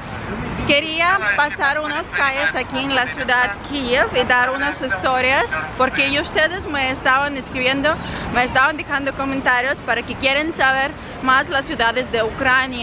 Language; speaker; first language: Spanish; non-native, fluent; Ukrainian